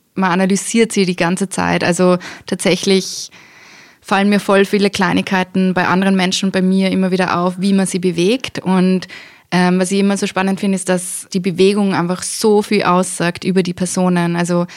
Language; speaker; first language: German; native; German